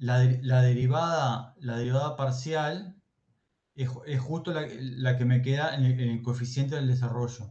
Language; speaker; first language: Spanish; native; Spanish